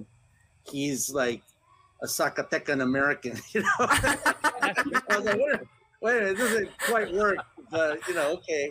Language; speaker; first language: English; early bilingual, other home language; Spanish